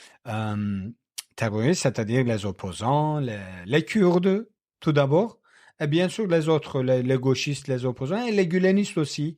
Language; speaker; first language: French; non-native, learner; Kurdish